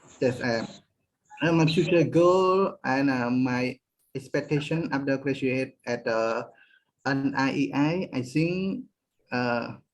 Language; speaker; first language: English; non-native, learner; Khmer